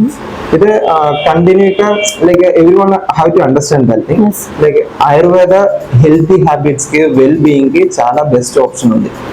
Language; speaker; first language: Telugu; non-native, learner; Malayalam